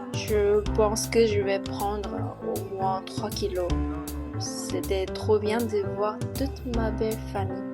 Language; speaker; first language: French; non-native, fluent; Korean